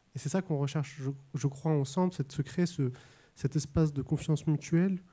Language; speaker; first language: French; native; French